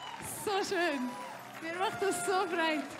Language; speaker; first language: German; native; German